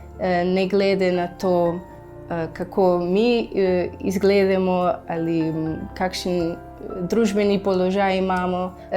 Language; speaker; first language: Slovenian; non-native, learner; Portuguese